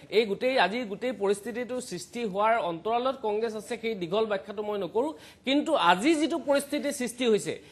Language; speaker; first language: Assamese; native; Assamese